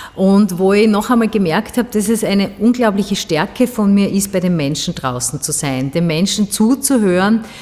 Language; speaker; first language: German; native; German